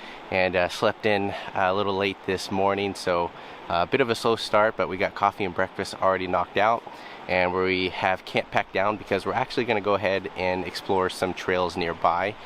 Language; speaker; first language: English; native; English